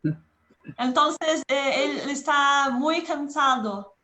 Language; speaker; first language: Spanish; non-native, learner; Portuguese